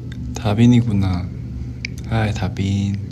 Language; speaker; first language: Korean; non-native, fluent; Chinese